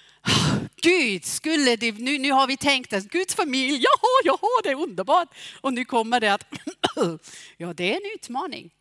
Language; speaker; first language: Swedish; non-native, fluent; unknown